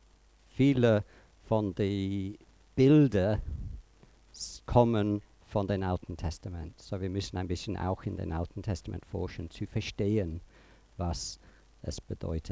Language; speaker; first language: German; non-native, fluent; English